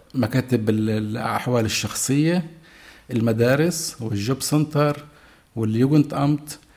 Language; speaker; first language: Arabic; native; Arabic